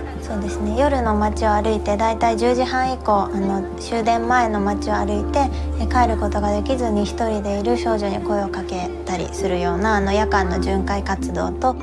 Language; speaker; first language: Japanese; native; Japanese